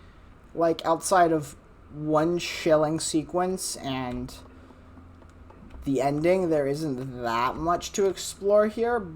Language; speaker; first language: English; native; English